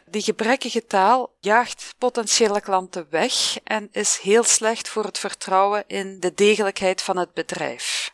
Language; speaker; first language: Dutch; native; Dutch